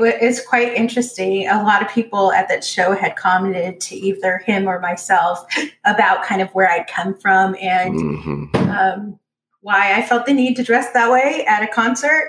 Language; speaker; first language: English; native; English